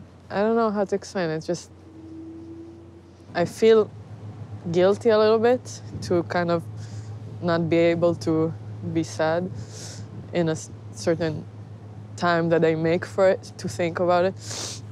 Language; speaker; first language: English; non-native, fluent; Hebrew